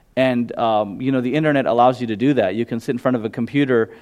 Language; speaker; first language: English; early bilingual, other home language; Gujarati